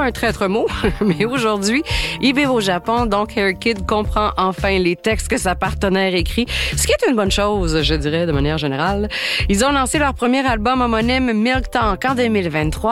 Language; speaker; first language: French; native; French